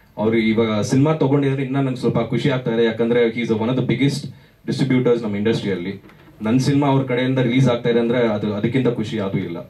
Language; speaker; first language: Kannada; native; Kannada